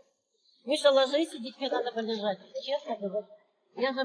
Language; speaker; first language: Russian; native; Russian